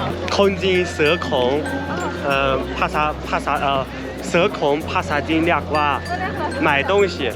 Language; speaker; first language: Chinese; native; Chinese